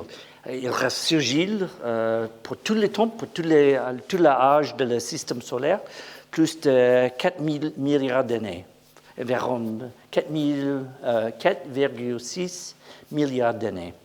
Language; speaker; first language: French; non-native, learner; English